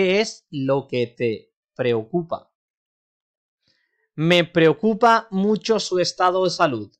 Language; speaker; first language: Spanish; non-native, fluent; Urdu